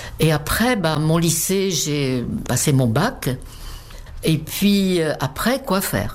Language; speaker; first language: French; non-native, fluent; Czech